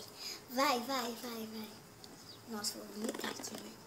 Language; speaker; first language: Portuguese; native; Portuguese